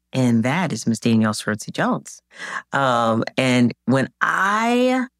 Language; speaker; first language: English; native; English